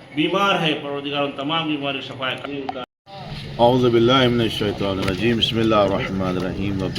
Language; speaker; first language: Urdu; native; Urdu